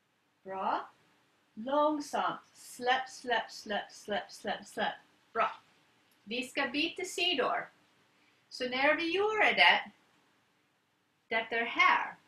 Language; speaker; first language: Swedish; non-native, learner; English